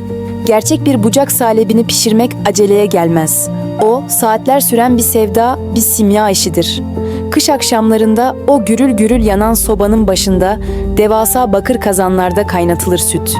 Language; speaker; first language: Turkish; native; Turkish